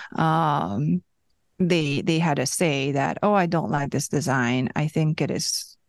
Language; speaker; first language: English; non-native, fluent; Hungarian